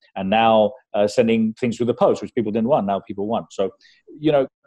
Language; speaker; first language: English; early bilingual, other home language; Spanish